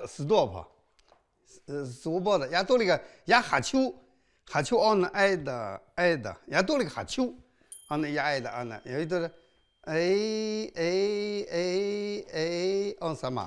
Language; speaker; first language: Russian; non-native, learner; Chinese